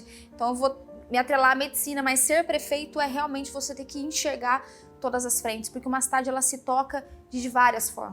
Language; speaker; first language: Portuguese; native; Portuguese